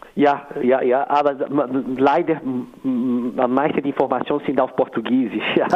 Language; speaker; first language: German; non-native, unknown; Portuguese